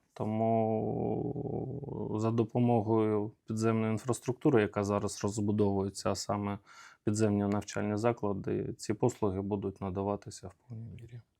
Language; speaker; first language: Ukrainian; native; Ukrainian